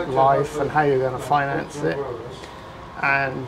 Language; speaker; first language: English; native; English